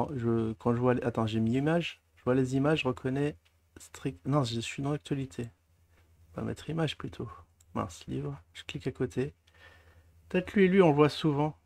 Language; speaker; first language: French; native; French